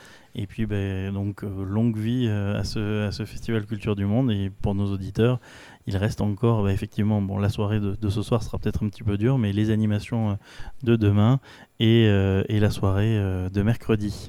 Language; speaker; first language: French; native; French